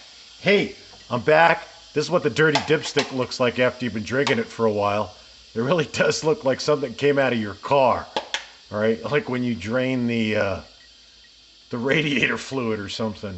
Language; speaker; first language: English; native; English